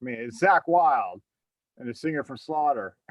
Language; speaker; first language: English; native; English